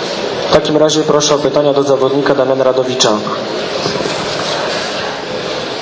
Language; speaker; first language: Polish; native; Polish